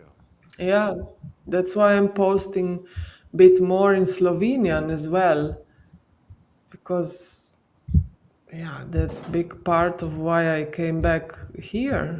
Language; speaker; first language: English; non-native, fluent; Slovenian